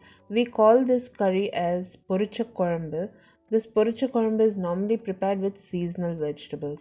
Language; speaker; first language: English; non-native, local second language; Tamil